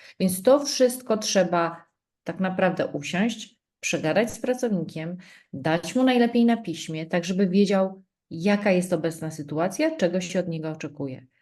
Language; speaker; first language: Polish; native; Polish